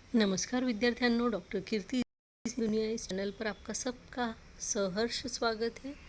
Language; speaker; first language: Hindi; non-native, local second language; Marathi